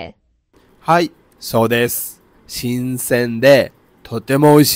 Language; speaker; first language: Japanese; non-native, fluent; Bangla